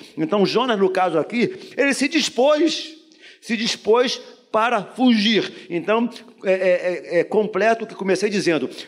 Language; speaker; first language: Portuguese; native; Portuguese